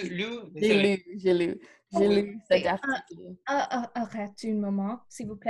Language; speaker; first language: French; non-native, learner; English